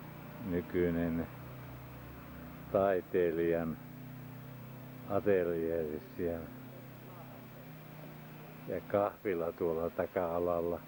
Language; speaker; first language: Finnish; native; Finnish